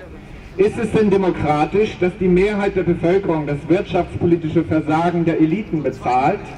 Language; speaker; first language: German; native; German